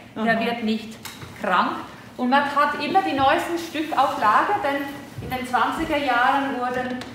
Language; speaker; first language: German; native; German